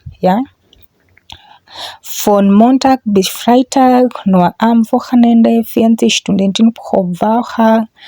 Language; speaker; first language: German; non-native, fluent; English